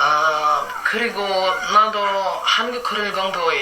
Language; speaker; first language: Korean; non-native, learner; Filipino